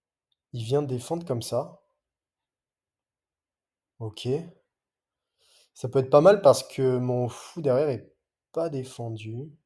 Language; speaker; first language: French; native; French